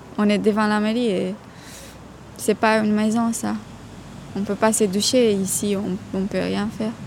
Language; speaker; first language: French; non-native, learner; Romanian